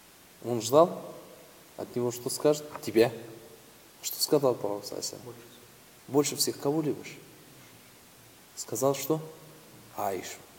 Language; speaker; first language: Russian; non-native, local second language; Tatar